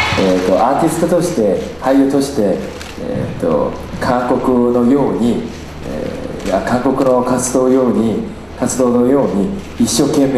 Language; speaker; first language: Japanese; non-native, learner; Korean